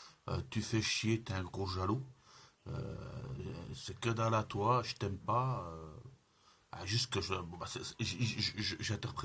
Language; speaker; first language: French; native; French